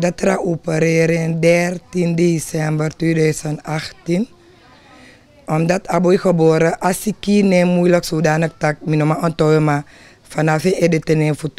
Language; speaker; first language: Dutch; non-native, local second language; Sranan Tongo